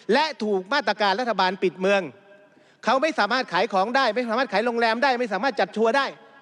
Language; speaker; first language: Thai; native; Thai